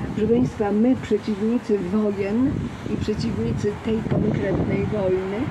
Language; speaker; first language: Polish; native; Polish